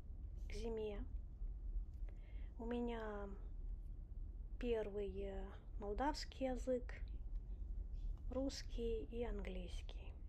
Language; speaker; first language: Russian; non-native, local second language; Romanian